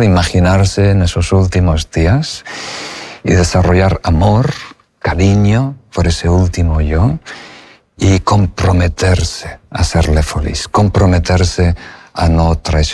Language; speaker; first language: Spanish; native; Spanish